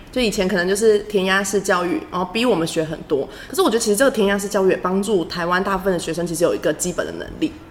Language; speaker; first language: Chinese; native; Chinese